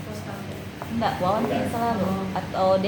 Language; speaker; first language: Indonesian; native; Indonesian